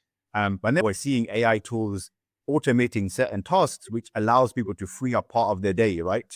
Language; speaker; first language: English; native; English